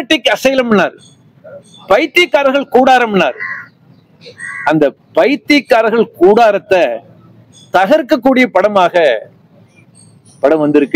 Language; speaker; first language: Tamil; native; Tamil